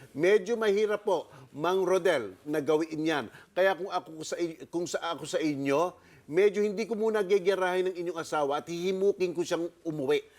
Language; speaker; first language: Filipino; native; Filipino